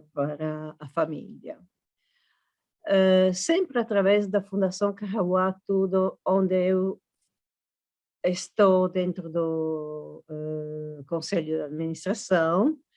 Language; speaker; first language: Portuguese; non-native, fluent; Italian